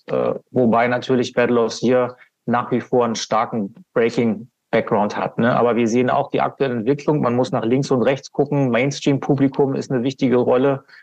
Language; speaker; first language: German; native; German